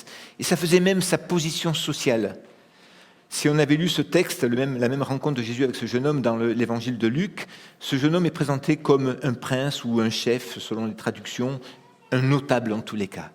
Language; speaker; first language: French; native; French